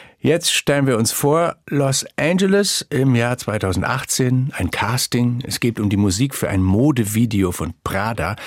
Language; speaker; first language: German; native; German